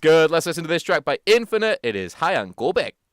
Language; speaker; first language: English; native; English